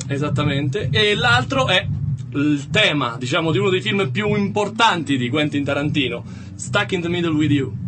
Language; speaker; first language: Italian; native; Italian